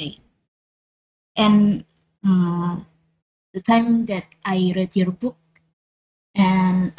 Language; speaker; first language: English; non-native, learner; Indonesian